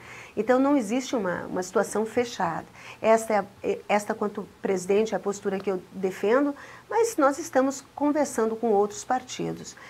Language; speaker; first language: Portuguese; native; Portuguese